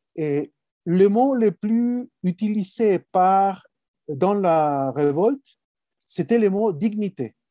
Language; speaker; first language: French; non-native, fluent; Spanish